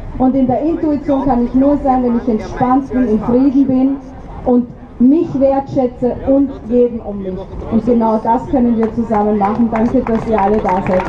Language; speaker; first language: German; early bilingual, other home language; Arabic